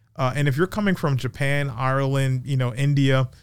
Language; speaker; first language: English; native; English